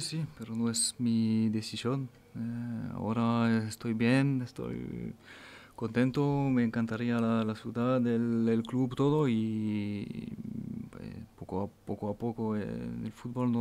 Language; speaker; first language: Spanish; non-native, fluent; French